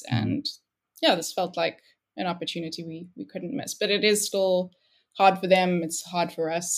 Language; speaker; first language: English; native; English